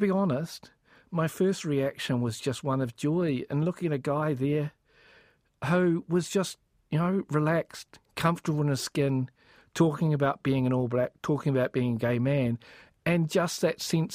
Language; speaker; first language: English; native; English